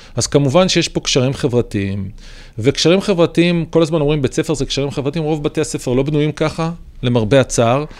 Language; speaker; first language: Hebrew; native; Hebrew